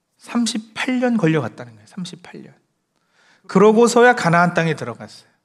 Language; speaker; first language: Korean; early bilingual, heritage; Korean